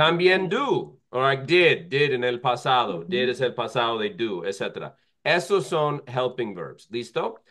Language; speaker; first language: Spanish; non-native, fluent; English